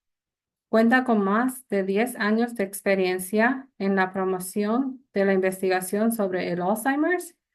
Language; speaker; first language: Spanish; early bilingual, heritage; Spanish